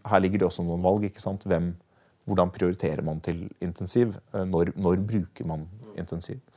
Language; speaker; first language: Norwegian; native; Norwegian